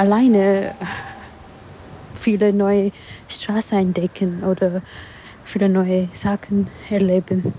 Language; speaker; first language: German; non-native, learner; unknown